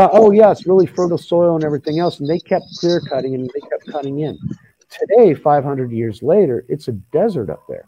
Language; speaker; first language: English; native; English